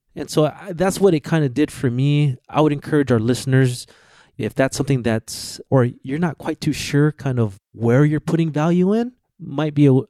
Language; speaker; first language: English; early bilingual, other home language; Filipino